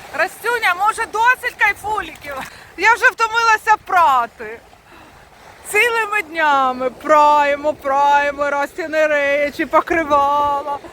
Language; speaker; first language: Ukrainian; native; Ukrainian